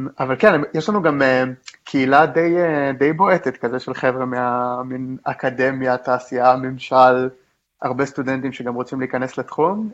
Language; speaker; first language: Hebrew; native; Hebrew